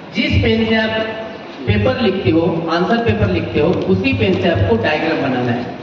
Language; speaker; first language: Hindi; non-native, local second language; Marathi